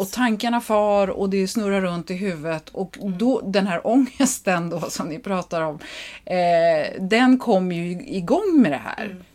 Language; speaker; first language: Swedish; native; Swedish